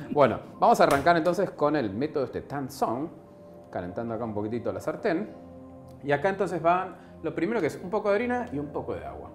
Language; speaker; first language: Spanish; native; Spanish